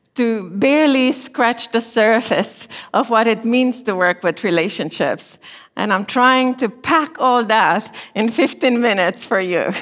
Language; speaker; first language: English; non-native, fluent; Romanian